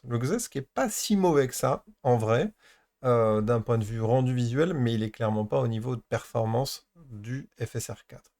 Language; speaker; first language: French; native; French